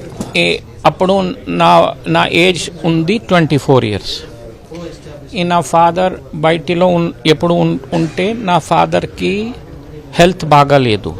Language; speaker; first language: Telugu; early bilingual, heritage; Telugu